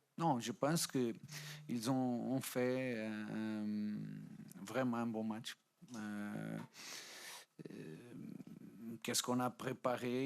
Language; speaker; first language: French; non-native, fluent; Portuguese